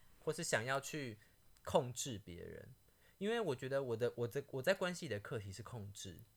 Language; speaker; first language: Chinese; native; Chinese